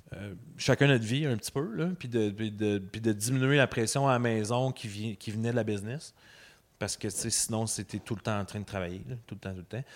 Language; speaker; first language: French; native; French